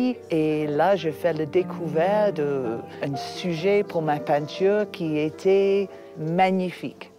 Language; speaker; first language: French; non-native, fluent; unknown